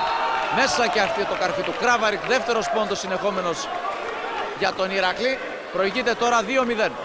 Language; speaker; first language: Greek; native; Greek